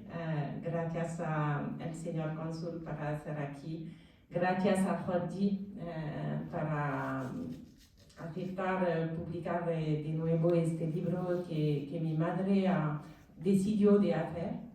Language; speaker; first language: Spanish; non-native, learner; French